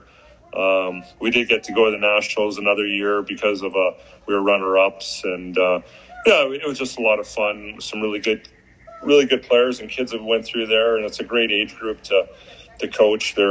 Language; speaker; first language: English; native; English